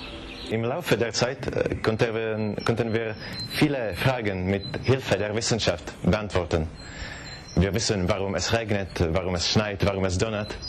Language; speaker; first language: German; non-native, fluent; Czech